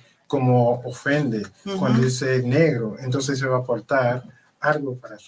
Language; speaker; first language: Spanish; non-native, learner; Haitian Creole